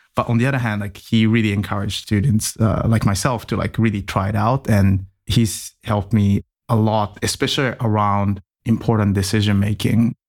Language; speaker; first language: English; non-native, fluent; Japanese